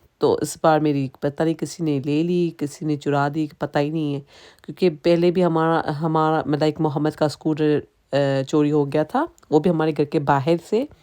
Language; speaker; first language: Urdu; non-native, local second language; Sindhi